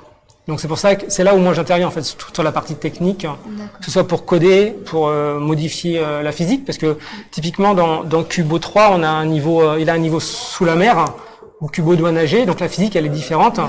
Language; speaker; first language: French; native; French